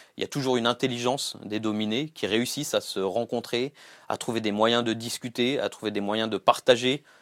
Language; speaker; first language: French; native; French